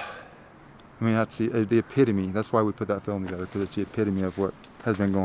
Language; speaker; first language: English; native; English